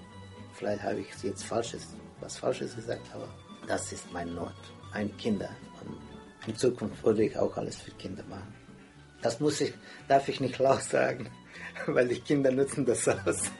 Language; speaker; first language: German; non-native, fluent; Croatian